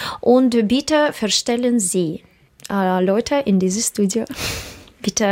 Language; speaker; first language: German; non-native, learner; Russian